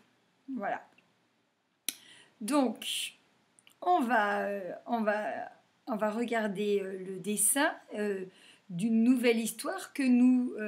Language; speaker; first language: French; native; French